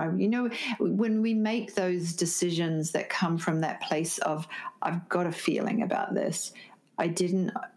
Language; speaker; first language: English; native; English